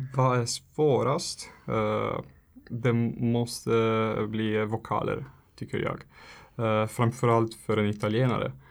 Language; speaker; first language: Swedish; non-native, fluent; Italian